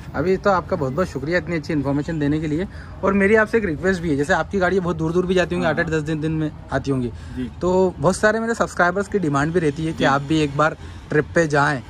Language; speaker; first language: Hindi; native; Hindi